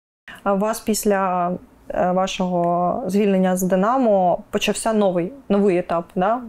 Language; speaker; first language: Ukrainian; native; Ukrainian